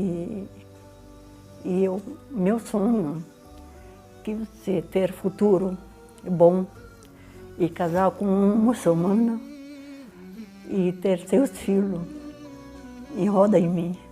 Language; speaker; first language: Portuguese; non-native, learner; Arabic